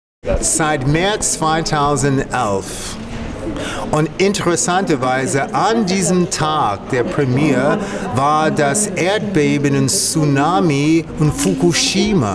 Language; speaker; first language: German; non-native, fluent; English